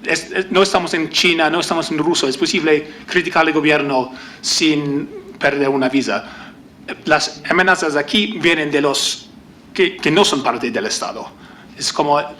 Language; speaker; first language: Spanish; non-native, learner; English